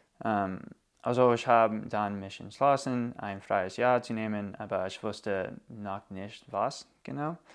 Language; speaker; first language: German; non-native, learner; English